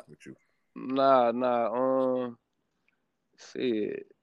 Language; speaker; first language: English; native; English